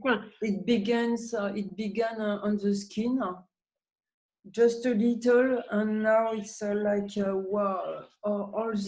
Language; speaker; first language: English; non-native, learner; French